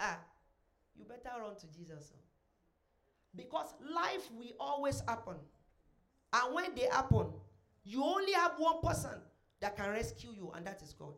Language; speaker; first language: English; non-native, local second language; Yoruba